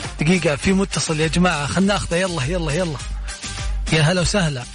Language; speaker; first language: Arabic; native; Arabic